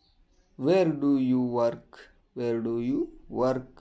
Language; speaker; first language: English; non-native, local second language; Kannada